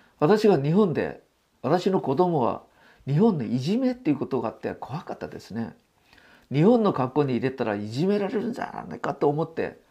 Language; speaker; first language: Japanese; non-native, fluent; Korean